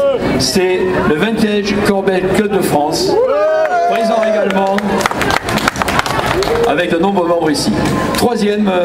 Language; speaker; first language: French; native; French